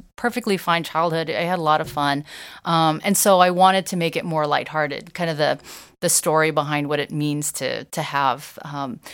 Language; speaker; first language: English; native; English